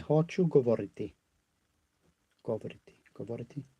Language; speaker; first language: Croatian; non-native, learner; English